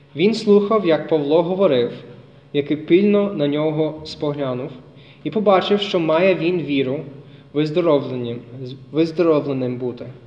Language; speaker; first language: Ukrainian; non-native, fluent; English